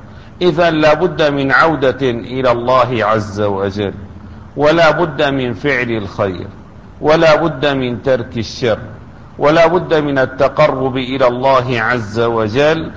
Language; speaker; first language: Arabic; native; Arabic